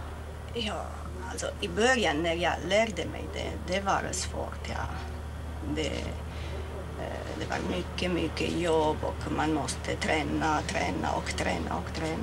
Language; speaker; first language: Swedish; non-native, fluent; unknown